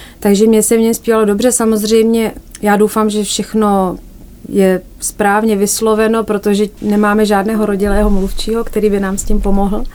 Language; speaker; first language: Czech; native; Czech